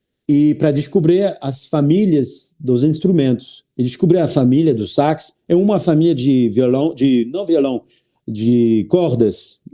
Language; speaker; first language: Portuguese; non-native, learner; French